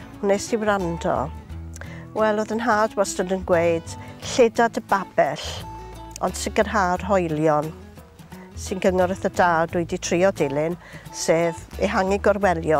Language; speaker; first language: Welsh; native; Welsh